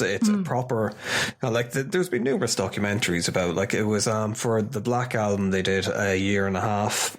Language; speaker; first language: English; native; English